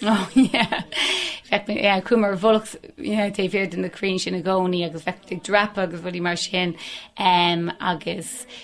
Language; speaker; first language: Irish; non-native, local second language; English